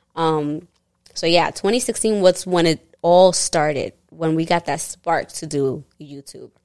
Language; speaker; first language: English; early bilingual, other home language; Spanish